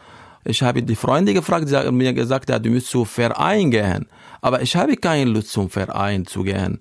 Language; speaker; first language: German; non-native, learner; Arabic